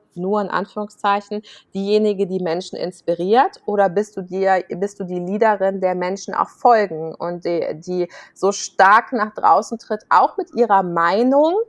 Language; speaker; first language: German; native; German